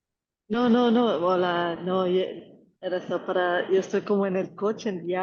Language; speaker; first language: Spanish; non-native, fluent; Portuguese